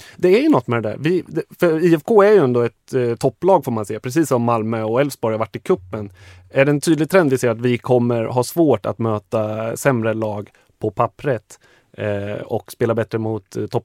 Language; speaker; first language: Swedish; native; Swedish